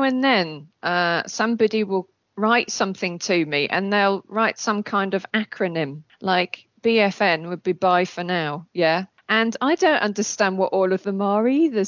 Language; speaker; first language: English; native; English